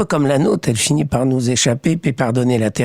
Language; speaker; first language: French; native; French